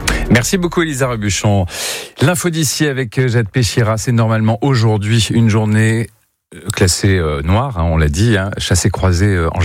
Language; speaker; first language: French; native; French